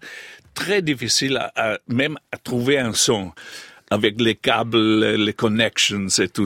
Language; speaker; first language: French; non-native, fluent; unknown